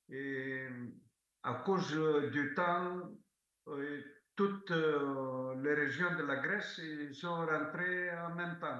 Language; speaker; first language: French; non-native, fluent; Greek